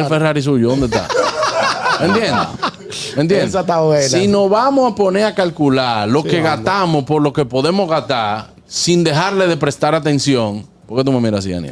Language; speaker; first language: Spanish; native; Spanish